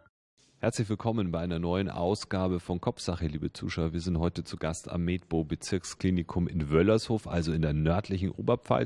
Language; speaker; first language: German; native; German